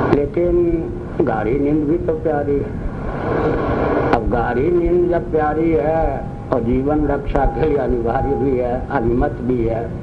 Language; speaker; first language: Hindi; non-native, local second language; Maithili